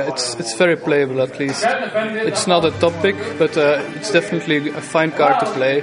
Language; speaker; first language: English; non-native, fluent; Dutch